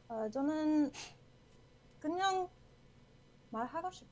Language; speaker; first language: Korean; non-native, learner; English